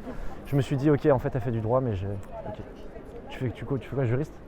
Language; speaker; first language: French; native; French